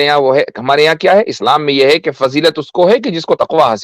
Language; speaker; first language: Hindi; native; Hindi